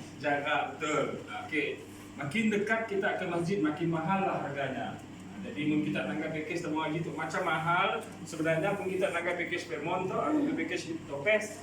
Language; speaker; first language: Malay; native; Malay